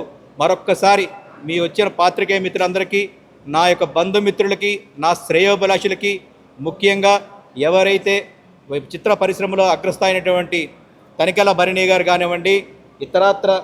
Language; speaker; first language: Telugu; native; Telugu